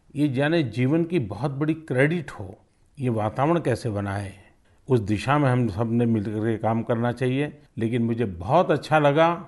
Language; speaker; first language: Hindi; non-native, local second language; Gujarati